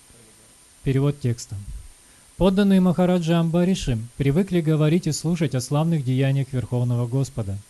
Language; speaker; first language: Russian; native; Russian